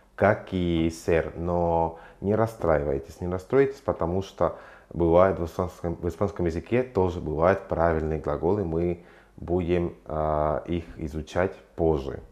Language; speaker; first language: Russian; non-native, fluent; Spanish